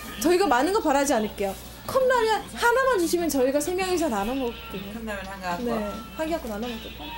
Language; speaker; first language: Korean; native; Korean